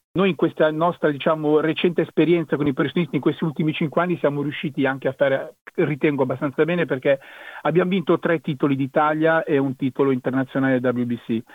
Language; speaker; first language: Italian; native; Italian